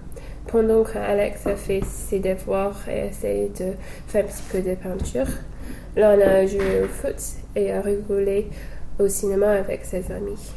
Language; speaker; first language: French; non-native, learner; English